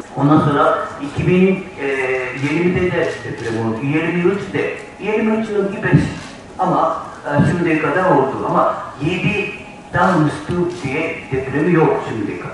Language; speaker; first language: Turkish; non-native, learner; Japanese